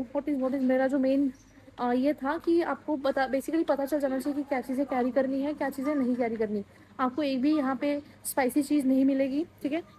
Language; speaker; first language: Hindi; non-native, local second language; Marathi